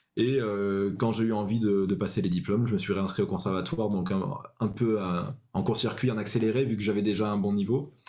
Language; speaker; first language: French; native; French